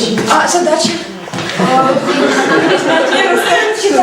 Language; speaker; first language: Russian; non-native, learner; Dutch